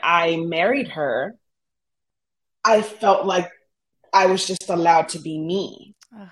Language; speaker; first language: English; early bilingual, other home language; Spanish